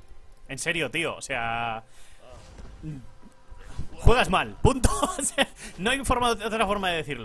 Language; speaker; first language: Spanish; native; Spanish